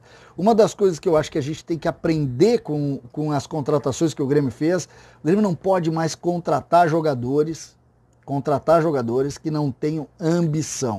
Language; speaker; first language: Portuguese; native; Portuguese